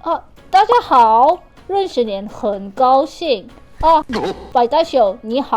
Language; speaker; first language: Chinese; non-native, learner; Korean